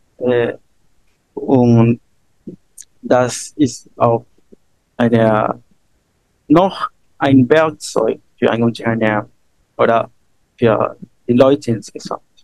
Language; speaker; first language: German; non-native, learner; Spanish